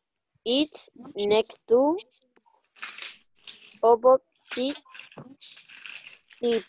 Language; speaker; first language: English; non-native, learner; Spanish